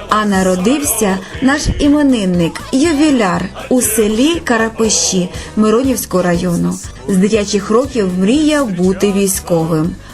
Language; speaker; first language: Ukrainian; native; Ukrainian